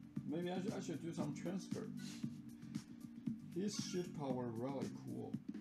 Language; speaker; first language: English; non-native, learner; Japanese